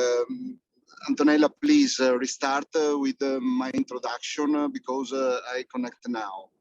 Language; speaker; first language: English; non-native, fluent; Italian